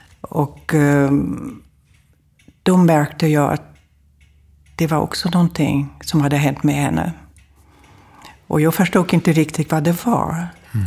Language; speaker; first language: Swedish; non-native, fluent; German